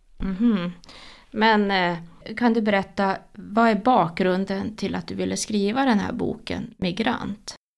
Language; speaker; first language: Swedish; native; Swedish